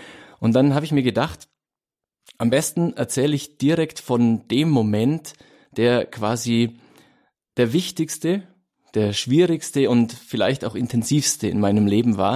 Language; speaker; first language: German; native; German